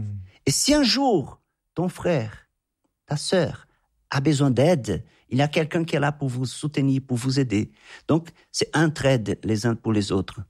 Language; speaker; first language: French; non-native, fluent; Portuguese